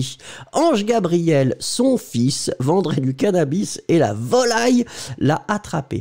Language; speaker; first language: French; native; French